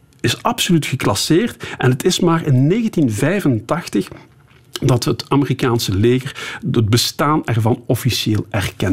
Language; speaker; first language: Dutch; native; Dutch